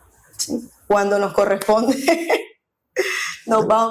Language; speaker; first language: Spanish; native; Spanish